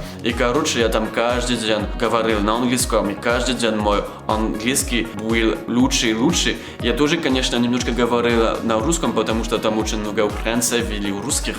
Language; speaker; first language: Russian; non-native, learner; French